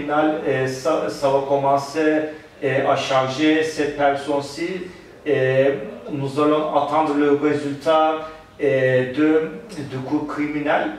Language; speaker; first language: French; non-native, learner; Turkish